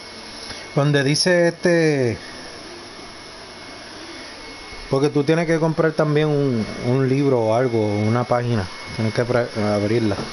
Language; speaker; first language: Spanish; native; Spanish